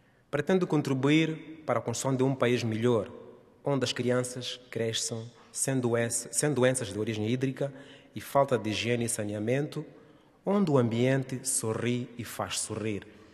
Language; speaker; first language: Portuguese; non-native, local second language; Nyanja